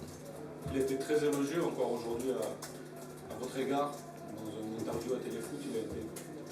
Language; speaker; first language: French; native; French